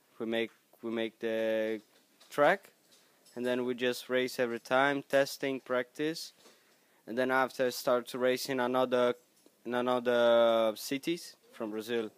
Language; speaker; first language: English; non-native, learner; Portuguese